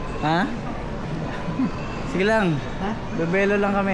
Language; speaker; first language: Filipino; native; Filipino